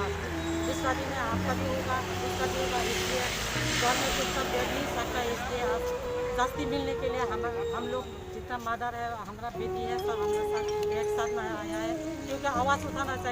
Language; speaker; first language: Hindi; non-native, local second language; Kok Borok